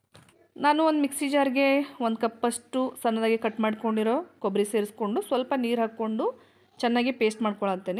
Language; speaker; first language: Kannada; native; Kannada